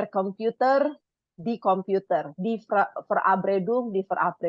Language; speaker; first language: German; non-native, fluent; Indonesian